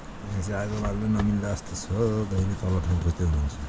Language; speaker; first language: Nepali; native; Nepali